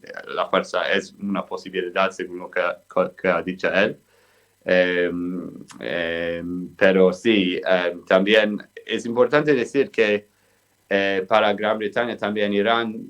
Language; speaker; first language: Spanish; non-native, fluent; English